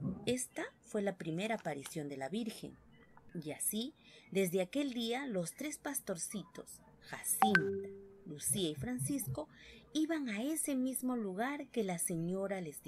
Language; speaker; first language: Spanish; native; Spanish